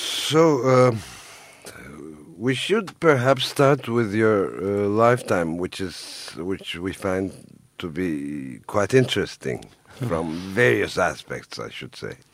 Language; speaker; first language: English; non-native, fluent; Turkish